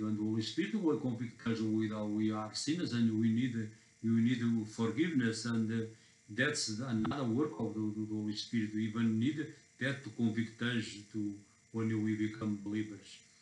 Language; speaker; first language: English; non-native, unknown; Portuguese